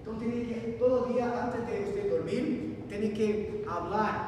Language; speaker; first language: Spanish; non-native, learner; Portuguese